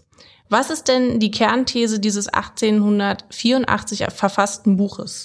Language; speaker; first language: German; native; German